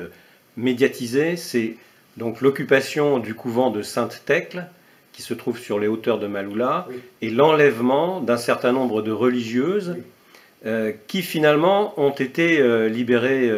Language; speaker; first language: French; native; French